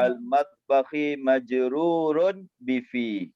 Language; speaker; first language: Arabic; non-native, fluent; Malay